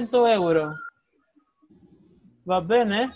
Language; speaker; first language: Italian; non-native, fluent; Spanish